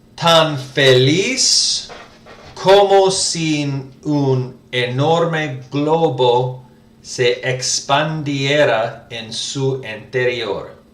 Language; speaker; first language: Spanish; non-native, learner; English